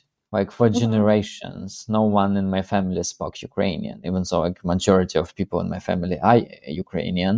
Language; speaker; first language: English; non-native, fluent; Russian